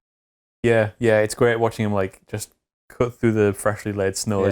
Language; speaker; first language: English; native; English